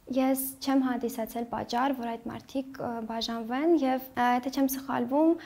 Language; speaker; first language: Armenian; early bilingual, heritage; Armenian